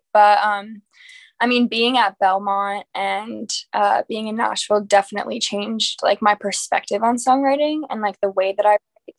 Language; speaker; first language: English; native; English